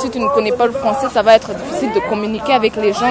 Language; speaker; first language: French; non-native, learner; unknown